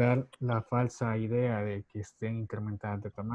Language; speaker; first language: Spanish; native; Spanish